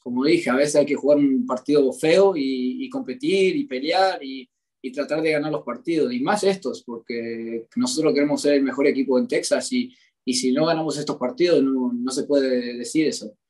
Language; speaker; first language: Spanish; early bilingual, heritage; Spanish